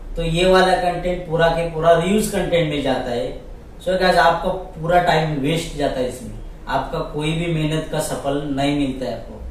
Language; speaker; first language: Hindi; non-native, local second language; Marathi